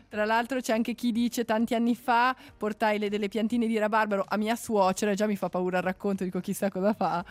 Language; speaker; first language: Italian; native; Italian